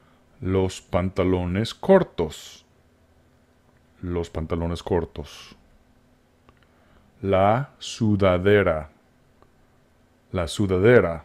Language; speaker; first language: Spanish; non-native, fluent; English